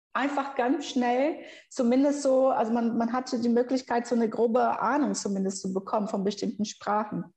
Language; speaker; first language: German; non-native, fluent; Portuguese